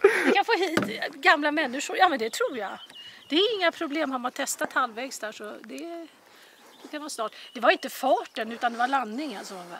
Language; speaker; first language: Swedish; native; Swedish